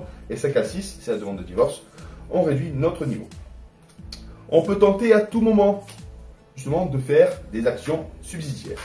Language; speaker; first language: French; native; French